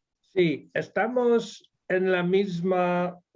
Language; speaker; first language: Spanish; non-native, fluent; Polish